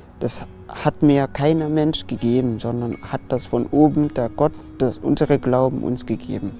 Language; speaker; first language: German; non-native, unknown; French